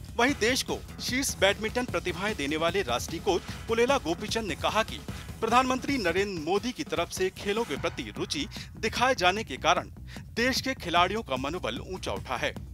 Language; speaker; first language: Hindi; native; Hindi